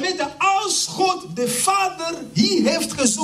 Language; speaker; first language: Dutch; non-native, fluent; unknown